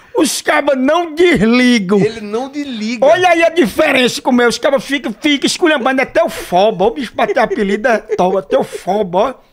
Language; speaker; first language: Portuguese; native; Portuguese